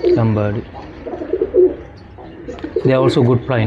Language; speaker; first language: English; non-native, fluent; Sinhala